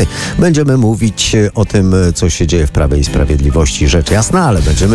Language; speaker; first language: Polish; native; Polish